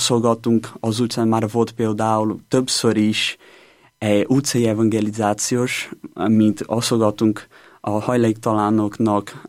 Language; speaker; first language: Hungarian; non-native, learner; Portuguese